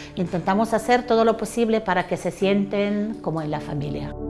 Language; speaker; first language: Spanish; non-native, fluent; Ukrainian